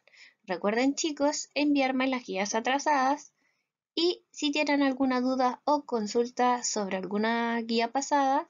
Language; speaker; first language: Spanish; native; Spanish